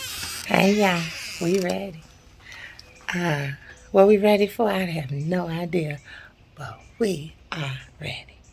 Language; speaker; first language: English; native; English